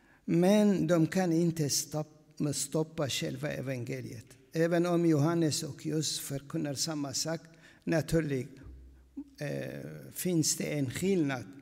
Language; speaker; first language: Swedish; non-native, fluent; Aramaic